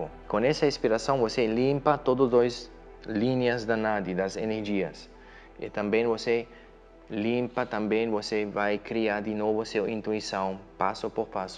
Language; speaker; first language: Portuguese; non-native, learner; German